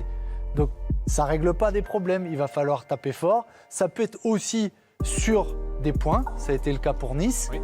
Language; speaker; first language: French; native; French